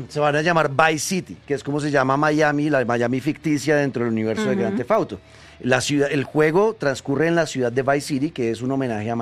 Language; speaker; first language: Spanish; native; Spanish